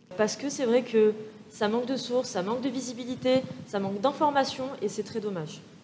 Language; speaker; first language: French; native; French